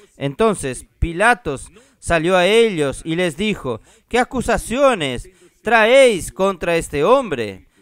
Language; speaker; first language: Spanish; non-native, fluent; Portuguese